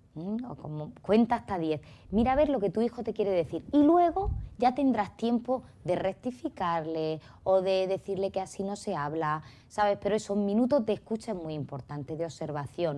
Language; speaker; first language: Spanish; native; Spanish